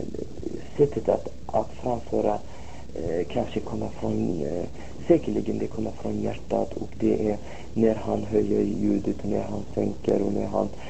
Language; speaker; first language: Swedish; non-native, fluent; Arabic